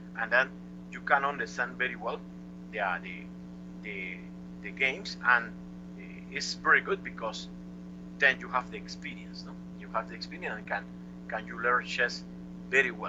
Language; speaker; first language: English; non-native, learner; Spanish